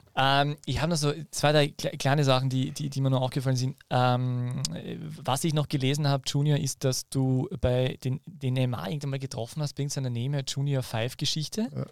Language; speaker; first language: German; native; German